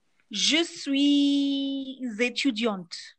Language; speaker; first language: French; non-native, learner; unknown